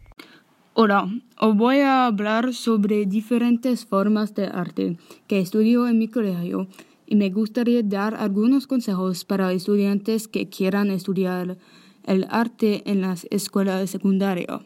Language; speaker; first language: Spanish; non-native, learner; English